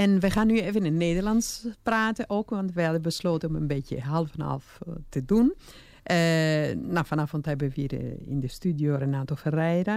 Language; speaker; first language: Dutch; non-native, fluent; Italian